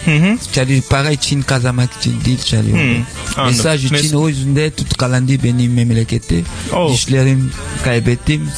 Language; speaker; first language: Turkish; non-native, learner; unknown